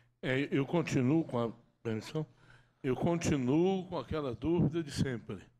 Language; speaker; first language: Portuguese; native; Portuguese